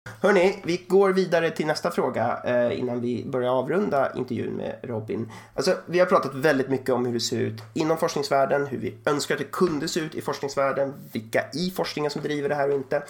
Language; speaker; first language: Swedish; native; Swedish